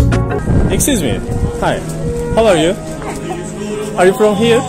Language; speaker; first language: English; non-native, learner; Turkish